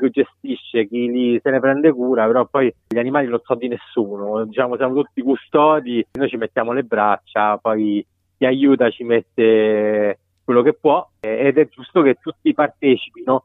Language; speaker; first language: Italian; native; Italian